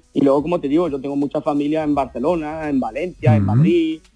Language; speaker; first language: Spanish; early bilingual, heritage; Spanish